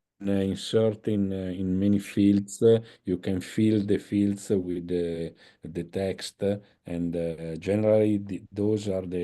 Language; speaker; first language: English; non-native, fluent; Italian